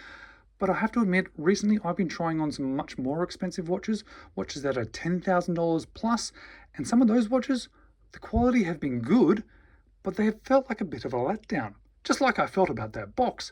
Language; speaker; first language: English; native; English